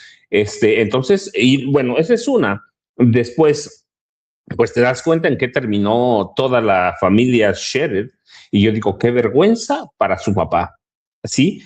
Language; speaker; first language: Spanish; native; Spanish